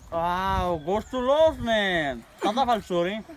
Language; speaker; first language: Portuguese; non-native, learner; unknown